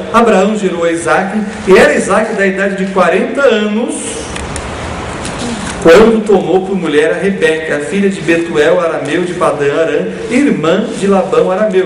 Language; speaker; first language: Portuguese; native; Portuguese